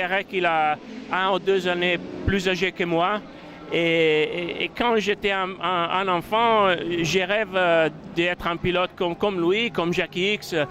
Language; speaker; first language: French; non-native, fluent; Italian